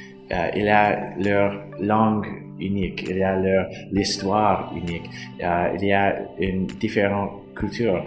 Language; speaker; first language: French; non-native, fluent; English